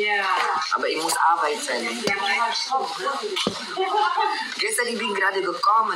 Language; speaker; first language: German; non-native, learner; Indonesian